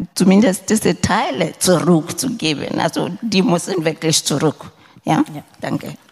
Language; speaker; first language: German; non-native, fluent; Southern Sotho